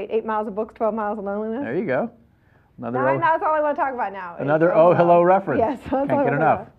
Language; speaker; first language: English; native; English